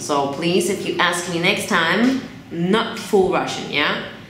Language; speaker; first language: English; non-native, fluent; German